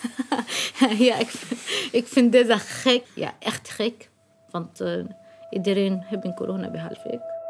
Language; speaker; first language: Dutch; non-native, fluent; Arabic